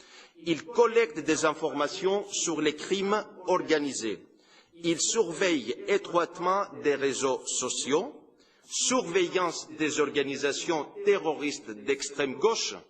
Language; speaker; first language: French; non-native, fluent; Greek